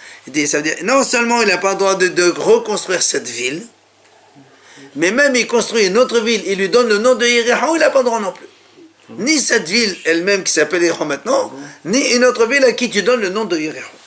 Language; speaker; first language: French; native; French